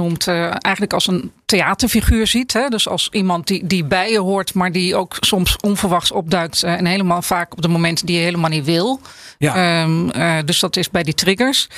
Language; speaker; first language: Dutch; native; Dutch